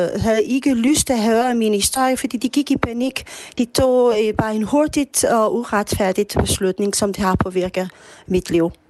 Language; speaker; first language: Danish; non-native, fluent; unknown